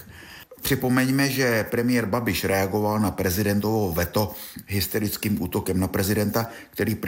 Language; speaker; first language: Czech; native; Czech